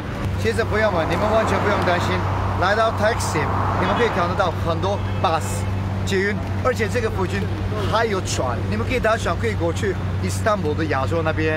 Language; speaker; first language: Chinese; non-native, fluent; Turkish